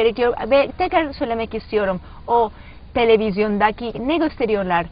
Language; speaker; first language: Turkish; non-native, learner; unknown